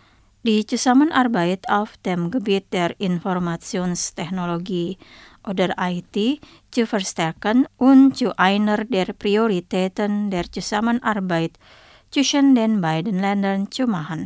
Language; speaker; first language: German; non-native, fluent; Indonesian